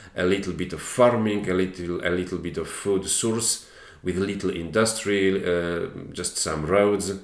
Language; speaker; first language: English; non-native, fluent; Polish